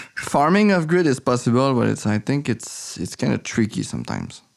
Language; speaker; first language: English; non-native, learner; French